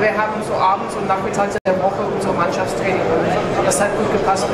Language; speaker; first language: German; non-native, fluent; English